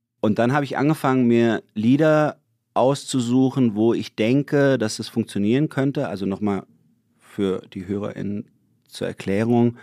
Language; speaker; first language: German; native; German